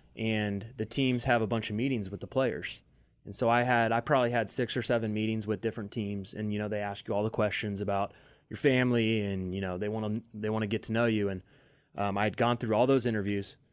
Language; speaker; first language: English; native; English